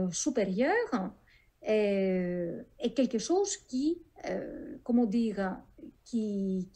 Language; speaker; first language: French; non-native, fluent; Greek